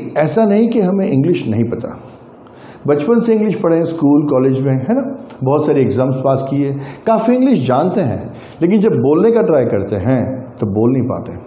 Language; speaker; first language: Hindi; non-native, local second language; Gujarati